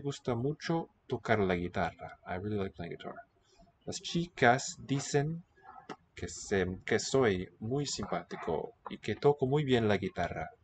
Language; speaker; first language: Spanish; non-native, learner; English